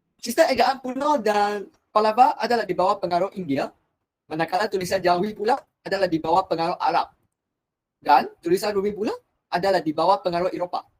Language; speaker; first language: Malay; non-native, local second language; Chinese